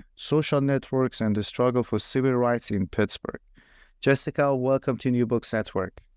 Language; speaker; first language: English; non-native, fluent; Persian